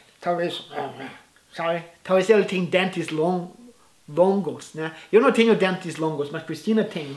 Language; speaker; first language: Portuguese; non-native, fluent; English